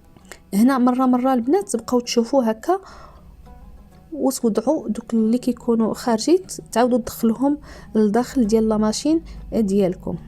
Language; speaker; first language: Arabic; native; Arabic